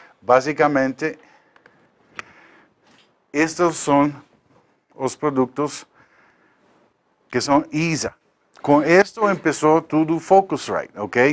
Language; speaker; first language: Portuguese; non-native, learner; Spanish